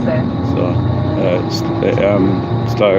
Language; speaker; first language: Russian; non-native, learner; English